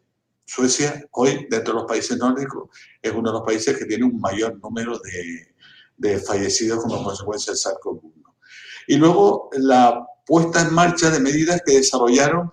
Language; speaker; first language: Spanish; native; Spanish